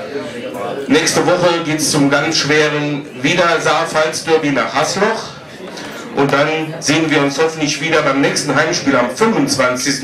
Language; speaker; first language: German; native; German